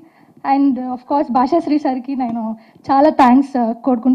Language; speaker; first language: Telugu; non-native, learner; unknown